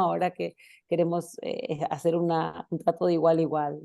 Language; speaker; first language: Spanish; native; Spanish